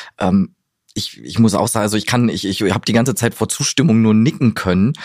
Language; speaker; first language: German; native; German